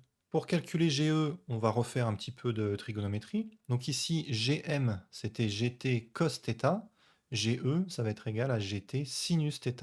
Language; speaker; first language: French; native; French